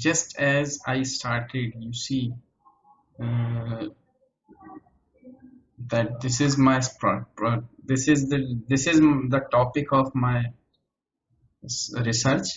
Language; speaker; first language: English; native; English